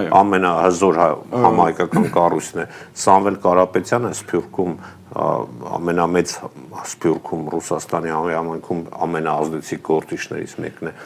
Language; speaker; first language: Armenian; native; Armenian